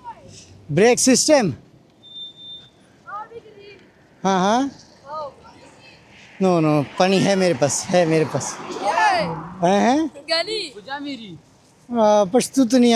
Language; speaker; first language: Hindi; non-native, learner; Bangla